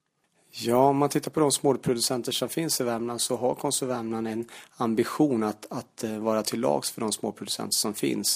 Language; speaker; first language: Swedish; native; Swedish